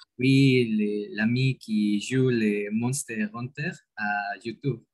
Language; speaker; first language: French; non-native, learner; Spanish